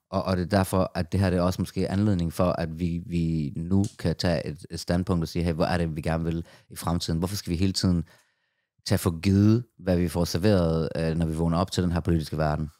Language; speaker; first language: Danish; early bilingual, other home language; Persian